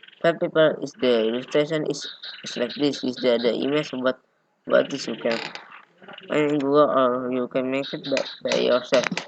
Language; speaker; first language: English; non-native, learner; Indonesian